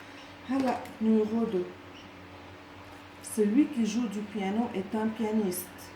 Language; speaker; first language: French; non-native, local second language; Arabic